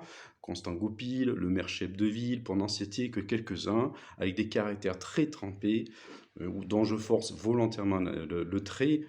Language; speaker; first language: French; native; French